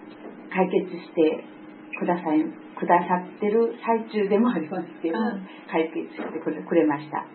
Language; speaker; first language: Japanese; non-native, fluent; Korean